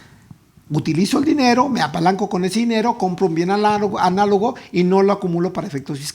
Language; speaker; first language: Spanish; native; Spanish